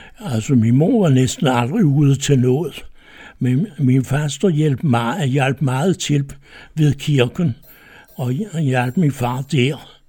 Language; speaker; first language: Danish; native; Danish